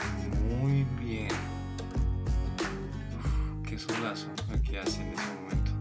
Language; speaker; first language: Spanish; native; Spanish